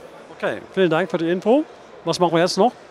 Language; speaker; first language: German; native; German